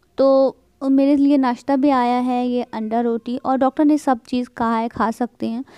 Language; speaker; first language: Hindi; native; Hindi